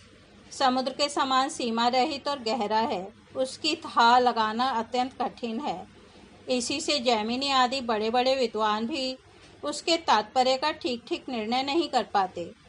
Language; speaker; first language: Hindi; native; Hindi